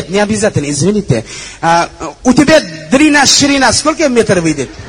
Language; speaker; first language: Russian; non-native, learner; Uzbek